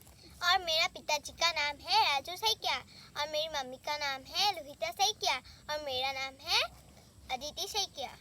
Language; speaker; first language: Hindi; non-native, local second language; Assamese